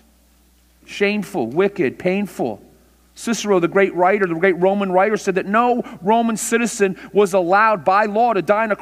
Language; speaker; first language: English; native; English